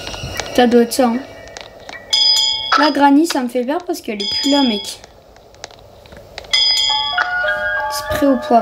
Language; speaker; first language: French; native; French